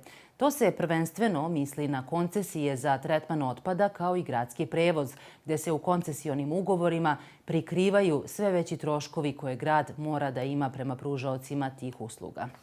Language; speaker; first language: Serbian; native; Serbian